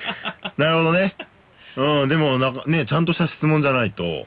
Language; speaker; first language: Japanese; native; Japanese